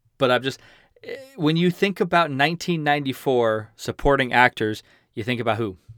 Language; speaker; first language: English; native; English